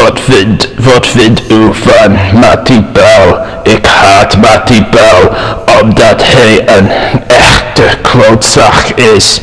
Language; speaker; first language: Dutch; non-native, learner; English